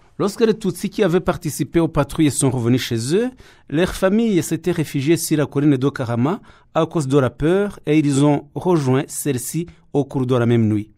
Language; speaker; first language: French; non-native, local second language; Kinyarwanda